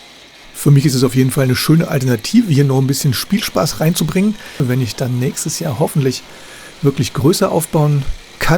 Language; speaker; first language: German; native; German